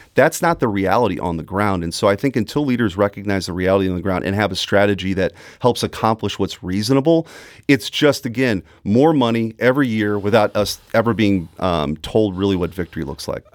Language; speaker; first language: English; early bilingual, other home language; German